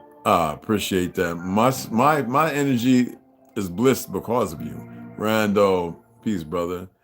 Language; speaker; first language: English; native; English